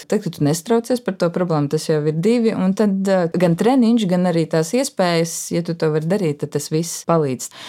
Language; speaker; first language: Latvian; native; Latvian